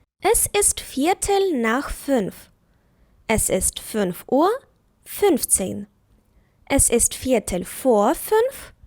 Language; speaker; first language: German; non-native, fluent; Ukrainian